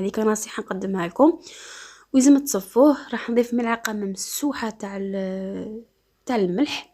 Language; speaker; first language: Arabic; native; Arabic